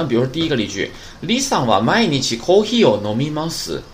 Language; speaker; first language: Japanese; non-native, fluent; Chinese